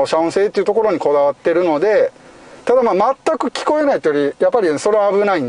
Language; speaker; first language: Japanese; native; Japanese